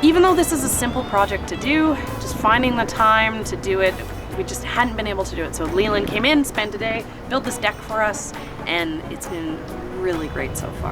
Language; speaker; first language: English; native; English